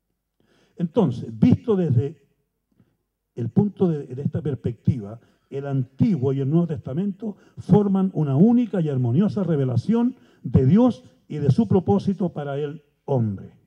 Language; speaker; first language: Spanish; native; Spanish